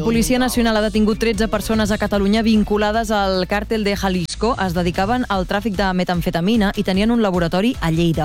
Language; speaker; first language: Catalan; native; Catalan